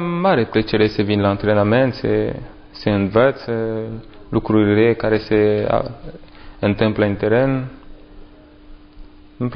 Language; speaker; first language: Romanian; non-native, learner; French